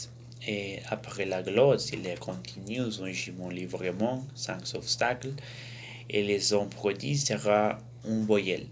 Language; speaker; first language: French; non-native, learner; Spanish